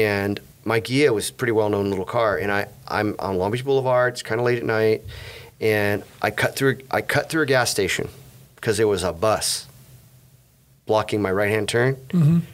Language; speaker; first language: English; native; English